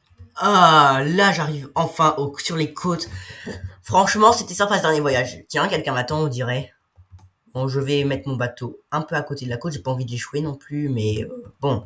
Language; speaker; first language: French; native; French